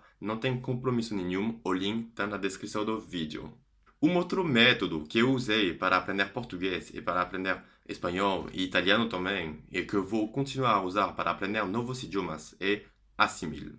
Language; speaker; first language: Portuguese; non-native, fluent; French